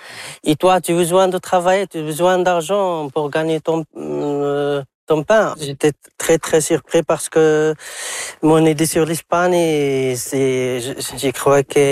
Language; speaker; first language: French; non-native, local second language; Arabic